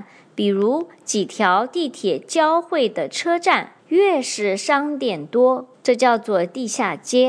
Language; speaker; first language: Chinese; native; Chinese